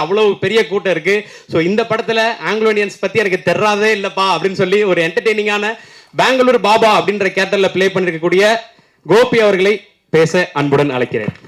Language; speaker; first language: Tamil; native; Tamil